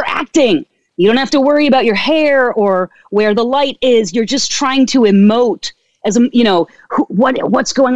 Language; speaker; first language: English; native; English